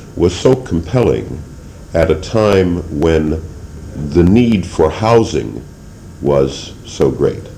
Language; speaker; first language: English; native; English